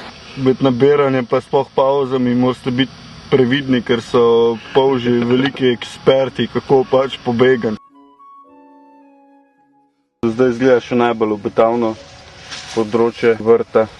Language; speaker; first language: Slovenian; native; Slovenian